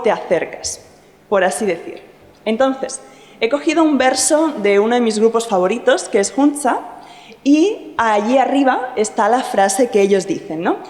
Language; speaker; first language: Spanish; native; Spanish